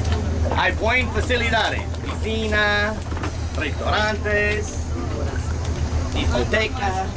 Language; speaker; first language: Spanish; non-native, learner; English